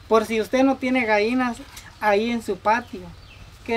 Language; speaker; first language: Spanish; native; Spanish